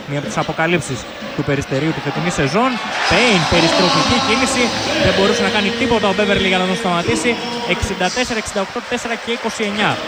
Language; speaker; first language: Greek; native; Greek